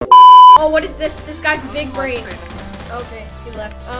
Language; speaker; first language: English; native; English